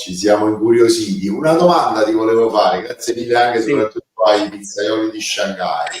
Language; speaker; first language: Italian; native; Italian